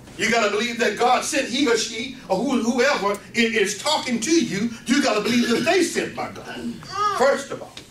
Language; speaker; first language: English; native; English